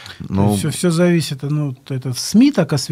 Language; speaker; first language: Russian; native; Russian